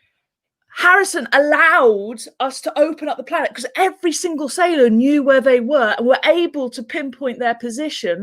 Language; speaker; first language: English; native; English